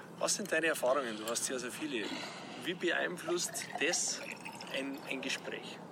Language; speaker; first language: German; native; German